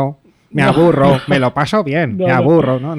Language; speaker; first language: Catalan; native; Catalan